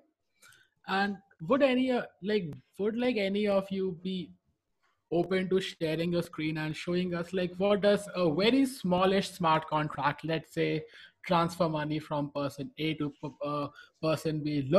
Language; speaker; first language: English; non-native, local second language; Hindi